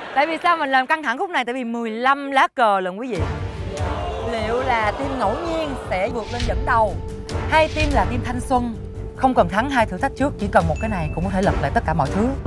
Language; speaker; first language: Vietnamese; native; Vietnamese